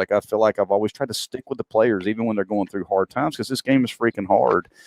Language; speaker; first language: English; native; English